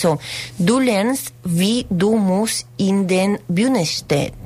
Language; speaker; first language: German; non-native, learner; Spanish